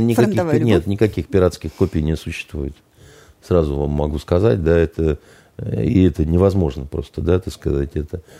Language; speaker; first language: Russian; native; Russian